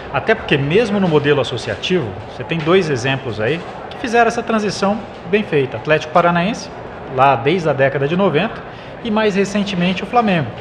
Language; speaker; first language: Portuguese; native; Portuguese